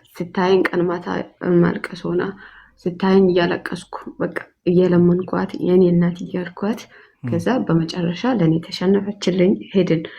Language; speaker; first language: Amharic; non-native, local second language; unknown